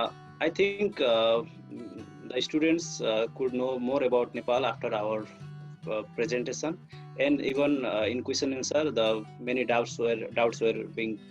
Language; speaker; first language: English; non-native, fluent; Nepali